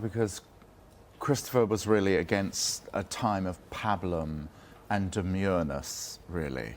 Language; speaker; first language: English; native; English